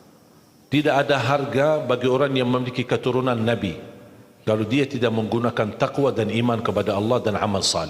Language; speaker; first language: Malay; non-native, fluent; Arabic